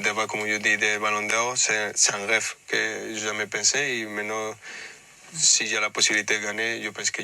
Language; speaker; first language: French; non-native, fluent; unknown